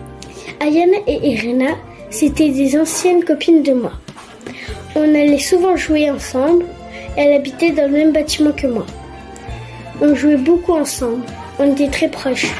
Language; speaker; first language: French; early bilingual, other home language; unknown